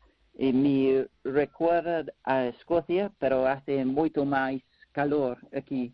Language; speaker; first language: Spanish; non-native, learner; English